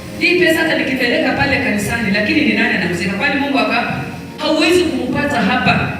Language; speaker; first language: Swahili; non-native, local second language; Luyia